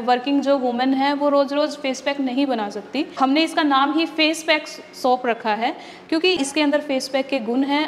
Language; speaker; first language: Hindi; native; Hindi